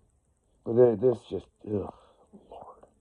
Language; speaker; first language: English; native; English